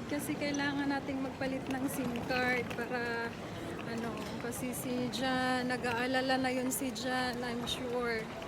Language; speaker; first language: Filipino; native; Filipino